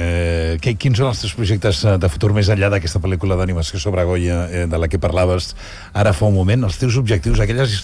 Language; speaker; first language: Catalan; native; Catalan